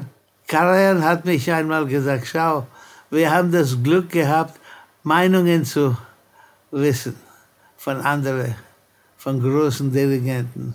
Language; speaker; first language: German; non-native, fluent; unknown